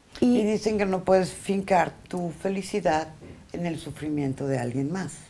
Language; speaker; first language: Spanish; native; Spanish